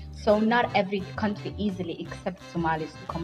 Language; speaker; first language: English; non-native, fluent; Somali